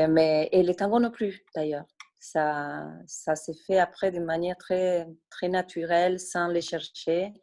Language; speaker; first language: French; non-native, fluent; Spanish